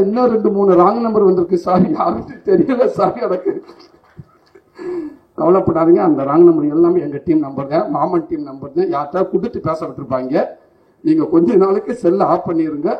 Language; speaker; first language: Tamil; native; Tamil